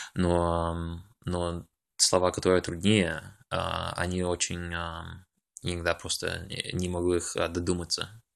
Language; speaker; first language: Russian; early bilingual, other home language; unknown